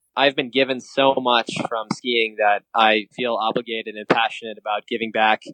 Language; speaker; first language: English; native; English